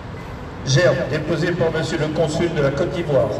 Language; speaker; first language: French; native; French